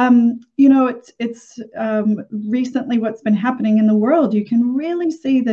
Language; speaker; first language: English; native; English